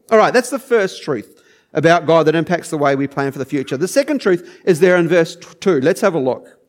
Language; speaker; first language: English; native; English